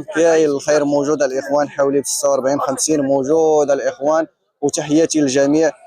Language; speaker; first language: Arabic; native; Arabic